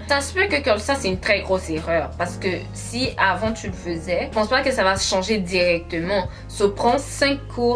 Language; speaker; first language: French; native; French